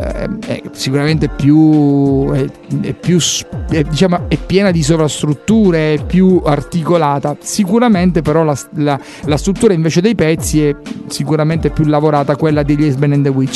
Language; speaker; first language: Italian; native; Italian